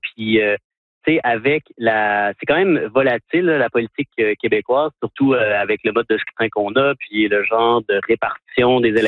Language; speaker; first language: French; native; French